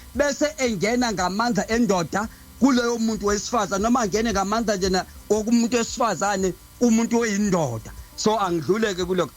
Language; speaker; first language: Zulu; non-native, local second language; Xhosa